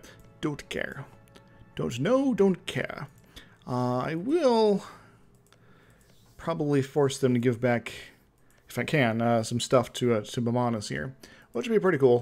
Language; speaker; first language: English; native; English